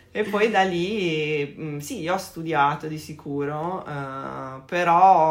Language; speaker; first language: Italian; native; Italian